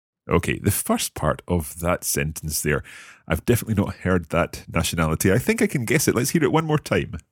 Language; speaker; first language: English; native; English